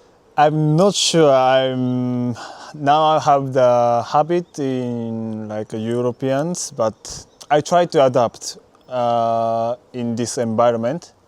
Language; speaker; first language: English; non-native, learner; Japanese